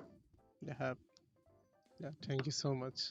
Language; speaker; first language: English; non-native, learner; Bangla